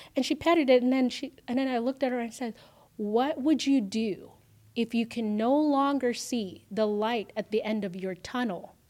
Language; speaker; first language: English; early bilingual, other home language; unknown